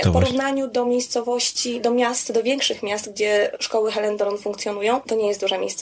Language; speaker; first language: Polish; native; Polish